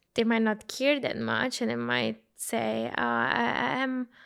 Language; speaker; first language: English; non-native, fluent; Italian